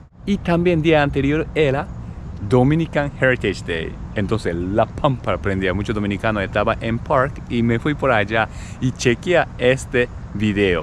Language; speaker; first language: Spanish; non-native, learner; Japanese